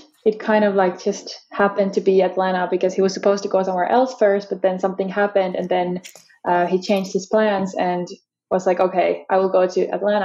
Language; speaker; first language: English; non-native, fluent; Finnish